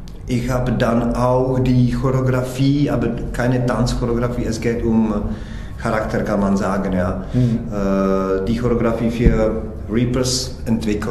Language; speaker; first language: German; non-native, fluent; Czech